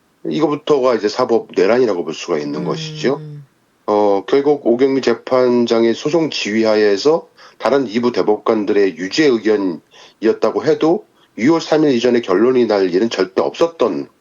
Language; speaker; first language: Korean; native; Korean